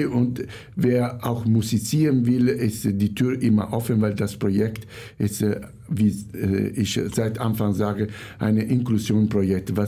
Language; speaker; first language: German; non-native, fluent; Italian